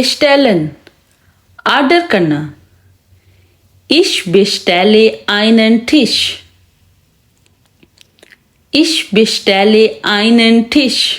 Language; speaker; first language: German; non-native, fluent; Urdu